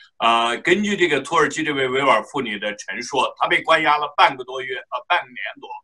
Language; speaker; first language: Chinese; non-native, local second language; Uyghur